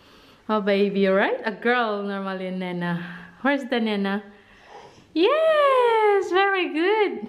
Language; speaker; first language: English; non-native, local second language; Filipino